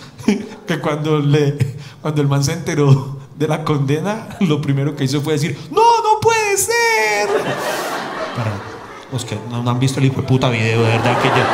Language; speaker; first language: Spanish; native; Spanish